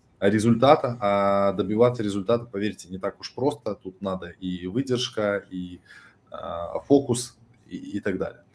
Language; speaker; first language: Russian; native; Russian